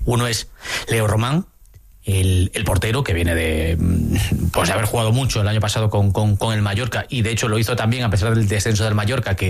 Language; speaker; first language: Spanish; native; Spanish